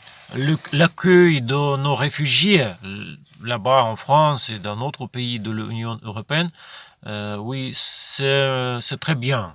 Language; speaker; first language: French; non-native, fluent; Ukrainian